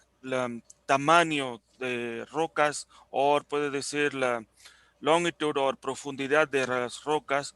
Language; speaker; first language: Spanish; non-native, fluent; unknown